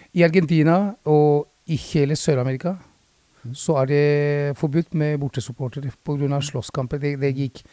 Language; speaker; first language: Norwegian; early bilingual, other home language; Spanish